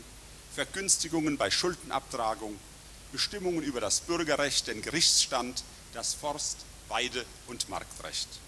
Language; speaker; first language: German; native; German